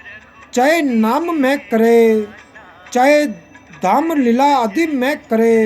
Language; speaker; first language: Hindi; native; Hindi